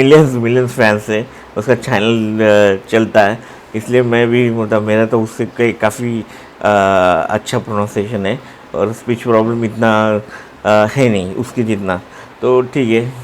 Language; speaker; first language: Hindi; non-native, local second language; Marathi